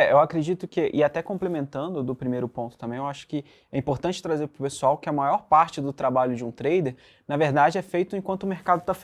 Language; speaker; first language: Portuguese; native; Portuguese